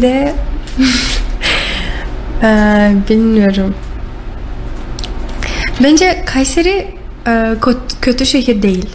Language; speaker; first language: Turkish; non-native, learner; Russian